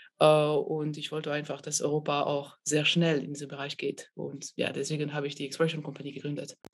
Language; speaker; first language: German; non-native, fluent; French